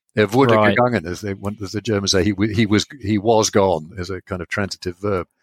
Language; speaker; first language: English; native; English